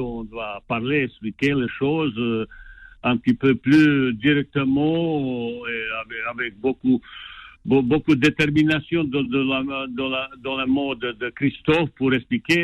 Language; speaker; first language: French; non-native, fluent; Bosnian